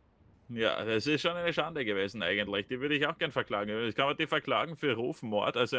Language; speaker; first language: German; native; German